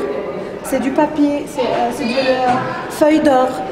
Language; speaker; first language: French; non-native, local second language; Arabic